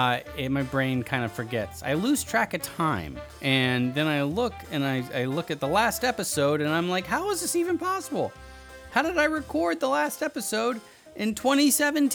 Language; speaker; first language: English; native; English